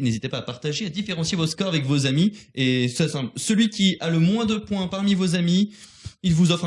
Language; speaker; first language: French; native; French